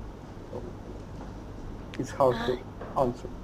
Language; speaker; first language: English; non-native, learner; Russian